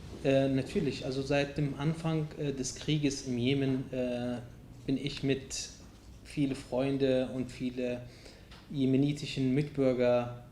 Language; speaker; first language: German; non-native, fluent; Arabic